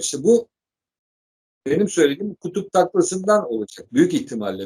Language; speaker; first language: Turkish; native; Turkish